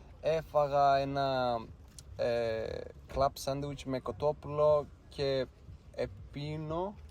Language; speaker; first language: Greek; non-native, learner; Turkish